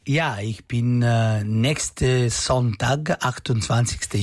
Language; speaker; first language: German; non-native, fluent; Italian